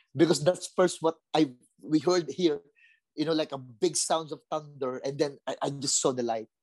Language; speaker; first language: English; non-native, local second language; Filipino